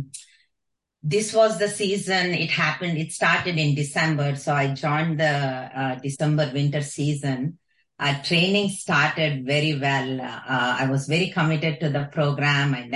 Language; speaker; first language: English; non-native, local second language; Kannada